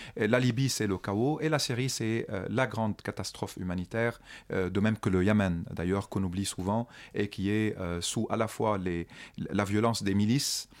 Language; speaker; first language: French; non-native, local second language; Arabic